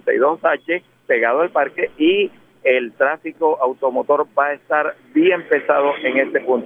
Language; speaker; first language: Spanish; native; Spanish